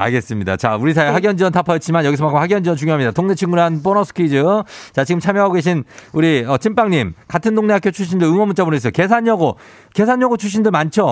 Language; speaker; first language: Korean; native; Korean